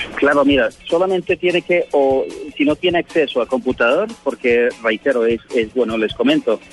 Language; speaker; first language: Spanish; early bilingual, heritage; Spanish